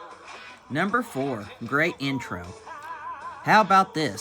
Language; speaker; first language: English; native; English